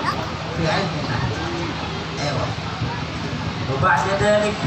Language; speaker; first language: Arabic; non-native, fluent; Indonesian